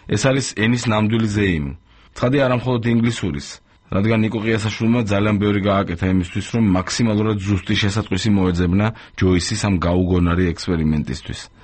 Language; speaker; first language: Georgian; native; Georgian